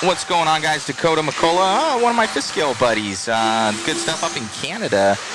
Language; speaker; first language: English; native; English